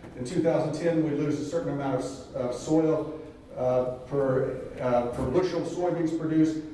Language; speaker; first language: English; native; English